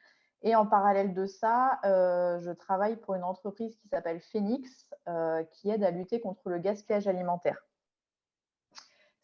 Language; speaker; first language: French; native; French